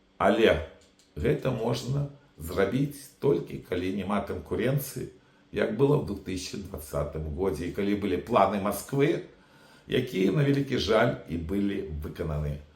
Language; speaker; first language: Belarusian; native; Belarusian